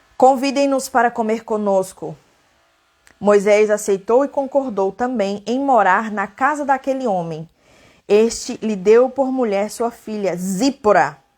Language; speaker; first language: Portuguese; native; Portuguese